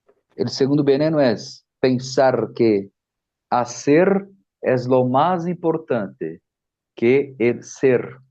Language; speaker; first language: Spanish; non-native, fluent; Portuguese